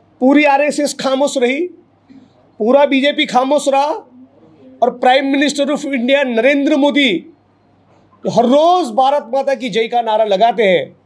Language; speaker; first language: Hindi; non-native, local second language; Gujarati